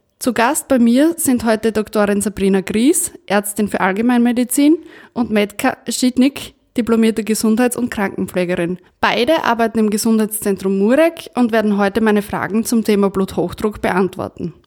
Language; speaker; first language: German; native; German